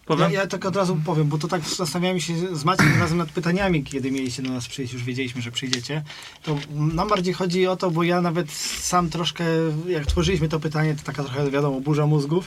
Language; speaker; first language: Polish; native; Polish